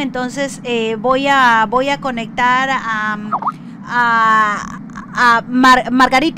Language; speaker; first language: Spanish; native; Spanish